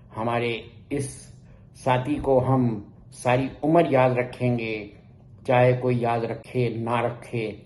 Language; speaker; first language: Urdu; native; Urdu